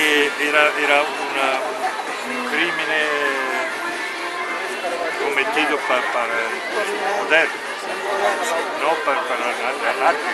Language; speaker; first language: Spanish; non-native, learner; Italian